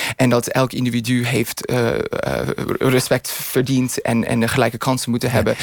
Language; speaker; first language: Dutch; non-native, fluent; English